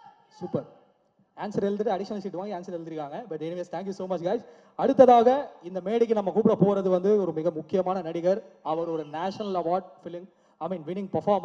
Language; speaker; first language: Tamil; native; Tamil